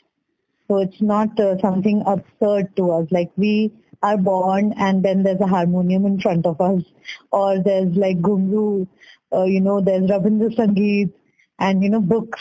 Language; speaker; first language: English; non-native, local second language; Bangla